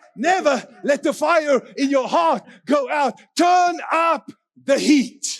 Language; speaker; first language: English; non-native, local second language; Afrikaans